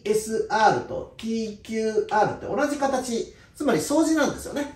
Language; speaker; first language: Japanese; native; Japanese